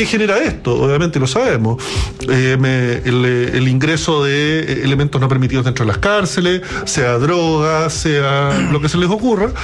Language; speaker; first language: Spanish; native; Spanish